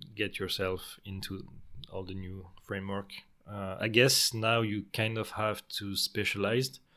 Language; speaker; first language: English; non-native, fluent; French